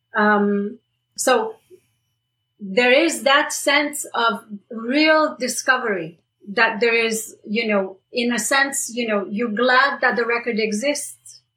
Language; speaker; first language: English; non-native, fluent; Romanian